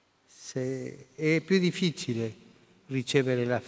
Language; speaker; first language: Italian; non-native, fluent; Spanish